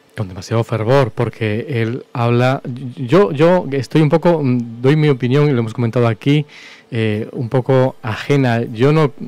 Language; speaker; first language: Spanish; native; Spanish